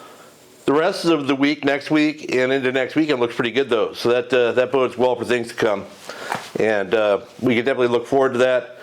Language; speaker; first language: English; native; English